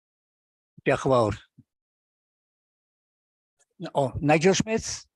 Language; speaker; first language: Welsh; native; Welsh